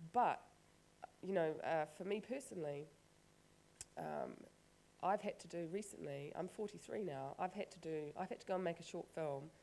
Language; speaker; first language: English; native; English